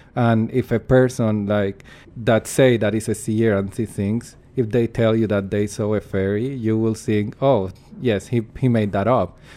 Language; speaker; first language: English; non-native, fluent; Spanish